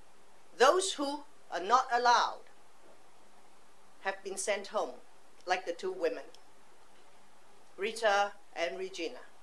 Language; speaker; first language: English; non-native, local second language; Cantonese